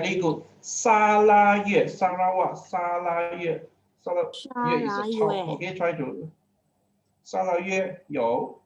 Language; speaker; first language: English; non-native, local second language; Chinese